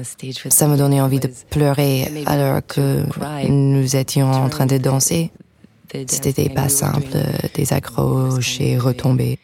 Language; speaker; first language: French; non-native, fluent; English